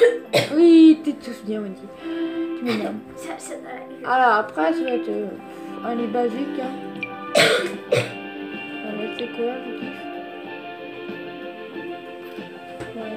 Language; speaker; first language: French; native; French